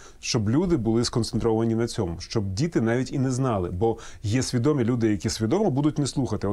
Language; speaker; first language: Ukrainian; non-native, local second language; Russian